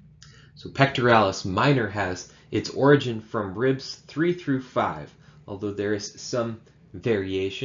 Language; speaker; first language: English; native; English